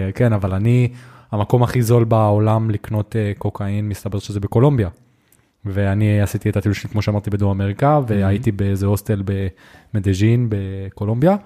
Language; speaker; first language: Hebrew; native; Hebrew